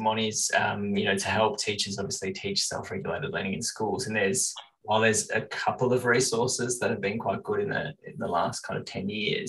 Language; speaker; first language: English; native; English